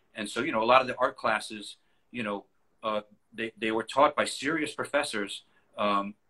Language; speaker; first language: English; native; English